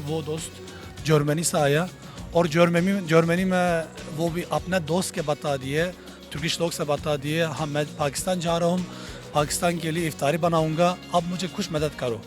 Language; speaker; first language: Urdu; non-native, learner; Turkish